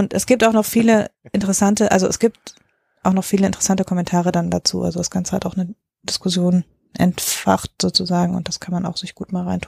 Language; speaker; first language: German; native; German